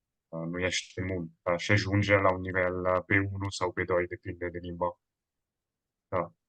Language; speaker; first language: Romanian; non-native, fluent; Italian